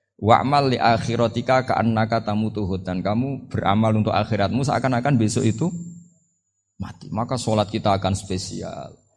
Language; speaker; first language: Indonesian; non-native, local second language; Javanese